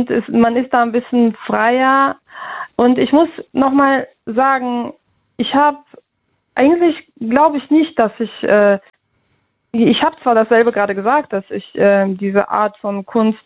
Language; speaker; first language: German; early bilingual, other home language; Russian